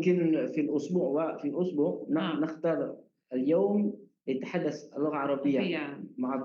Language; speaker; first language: Arabic; non-native, learner; Malay